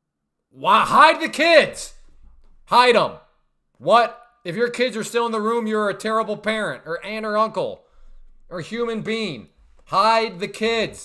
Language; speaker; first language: English; native; English